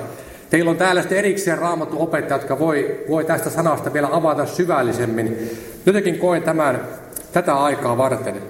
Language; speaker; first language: Finnish; native; Finnish